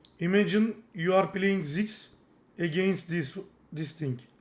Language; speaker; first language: English; non-native, learner; Turkish